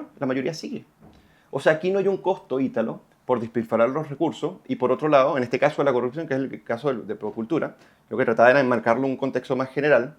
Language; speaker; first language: Spanish; native; Spanish